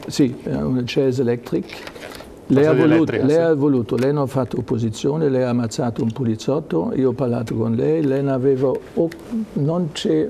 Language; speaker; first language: Italian; non-native, learner; German